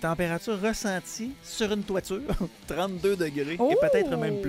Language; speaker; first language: French; native; French